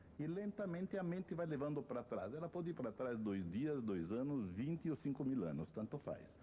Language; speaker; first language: Portuguese; non-native, fluent; Italian